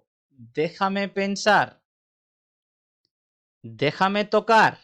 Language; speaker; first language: Spanish; non-native, fluent; Urdu